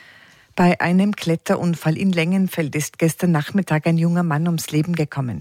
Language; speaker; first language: German; native; German